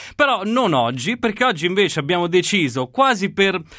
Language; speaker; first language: Italian; native; Italian